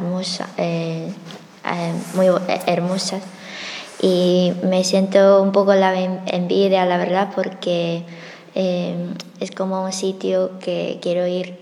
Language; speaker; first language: Spanish; non-native, fluent; Chinese